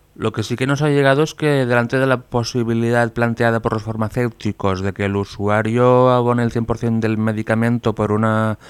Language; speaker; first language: Spanish; non-native, local second language; Catalan